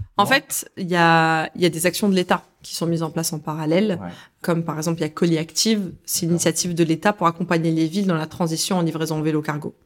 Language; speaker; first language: French; early bilingual, other home language; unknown